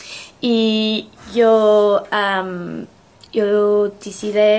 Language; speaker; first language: Spanish; non-native, learner; English